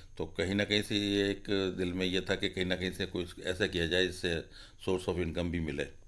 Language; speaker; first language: Hindi; native; Hindi